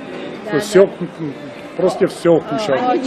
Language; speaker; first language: Russian; non-native, learner; Czech